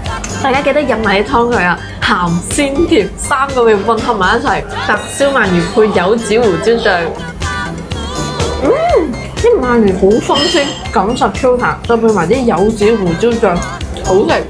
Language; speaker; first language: Cantonese; native; Cantonese